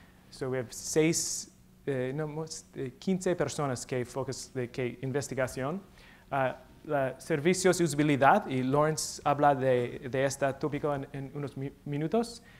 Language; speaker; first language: Spanish; non-native, learner; English